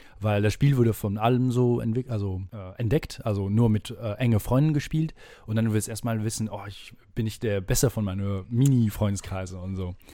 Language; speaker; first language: German; non-native, fluent; French